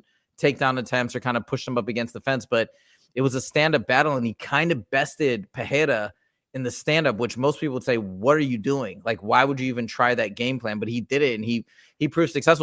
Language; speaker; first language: English; native; English